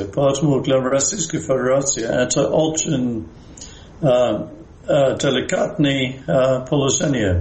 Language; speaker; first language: Russian; non-native, fluent; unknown